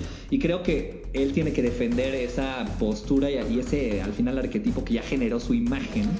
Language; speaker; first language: Spanish; native; Spanish